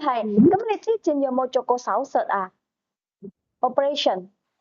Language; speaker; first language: Cantonese; native; Cantonese